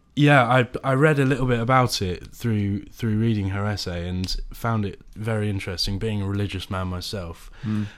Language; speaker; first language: English; native; English